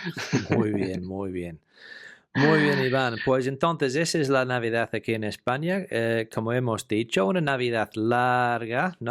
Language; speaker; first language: Spanish; non-native, fluent; English